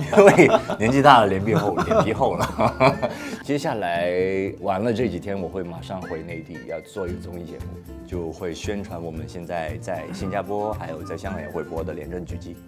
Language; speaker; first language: Chinese; non-native, local second language; Cantonese